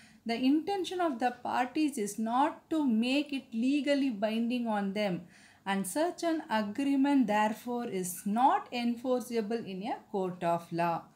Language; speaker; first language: English; non-native, local second language; Tamil